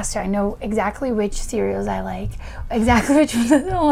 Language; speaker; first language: English; early bilingual, other home language; Portuguese